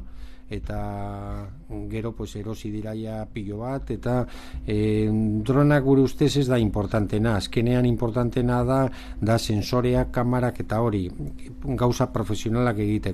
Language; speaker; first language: Basque; non-native, local second language; Spanish